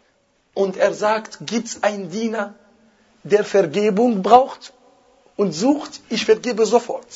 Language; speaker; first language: German; non-native, fluent; Arabic